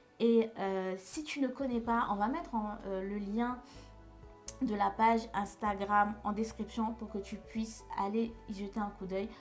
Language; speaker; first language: French; non-native, local second language; Haitian Creole